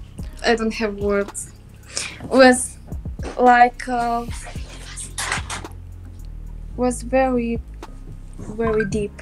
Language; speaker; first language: English; non-native, learner; Romanian